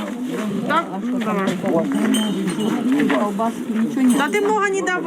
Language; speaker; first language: Russian; native; Russian